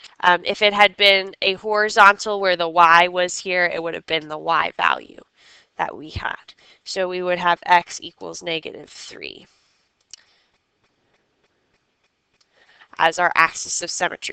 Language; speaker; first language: English; native; English